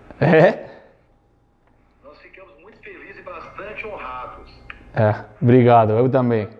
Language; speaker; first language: Portuguese; non-native, learner; Spanish